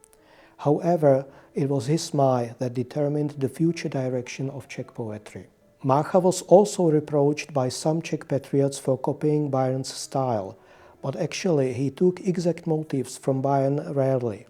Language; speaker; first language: English; non-native, fluent; Czech